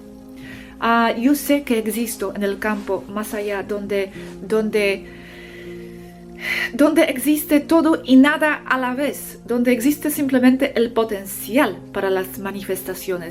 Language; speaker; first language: Spanish; non-native, fluent; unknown